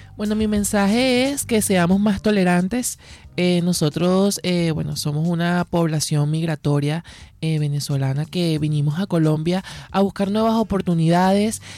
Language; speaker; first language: Spanish; native; Spanish